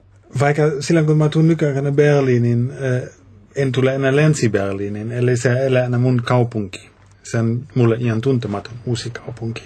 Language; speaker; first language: Finnish; non-native, fluent; German